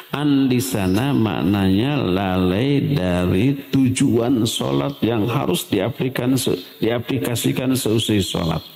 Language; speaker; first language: Indonesian; native; Indonesian